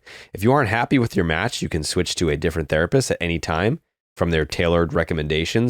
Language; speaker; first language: English; native; English